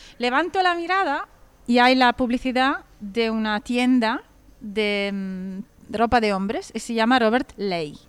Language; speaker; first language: Spanish; non-native, fluent; Italian